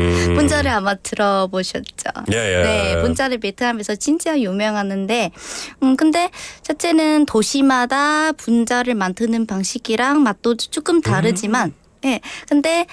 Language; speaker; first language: Korean; non-native, learner; Vietnamese